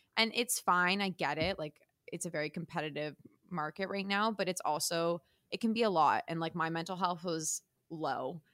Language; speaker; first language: English; native; English